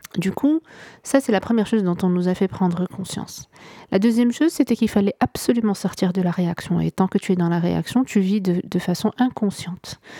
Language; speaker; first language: French; non-native, local second language; Arabic